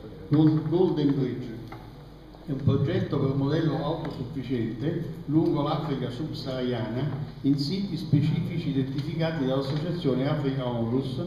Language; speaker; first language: Italian; native; Italian